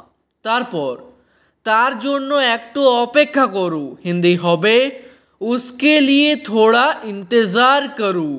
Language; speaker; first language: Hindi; non-native, fluent; Bangla